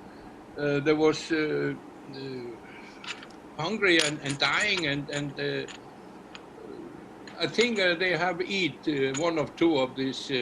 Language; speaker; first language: English; non-native, learner; Icelandic